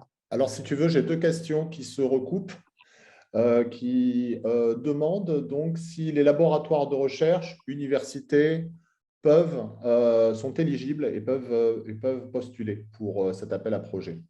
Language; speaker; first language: French; native; French